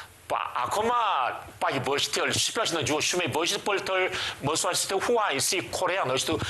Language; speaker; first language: Albanian; non-native, learner; Korean